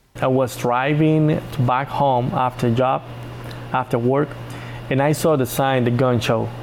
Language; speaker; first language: English; non-native, learner; Spanish